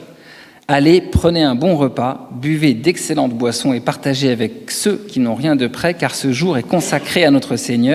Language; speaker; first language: French; native; French